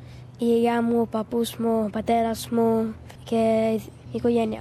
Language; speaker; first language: Greek; early bilingual, heritage; Greek